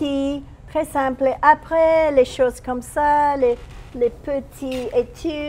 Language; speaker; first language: French; non-native, fluent; English